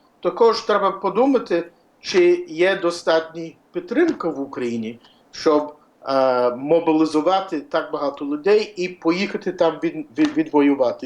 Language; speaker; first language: Ukrainian; early bilingual, heritage; Ukrainian